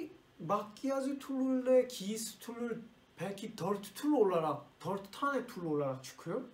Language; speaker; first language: Turkish; non-native, learner; Korean